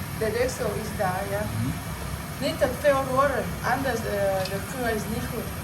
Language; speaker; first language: Dutch; non-native, learner; Thai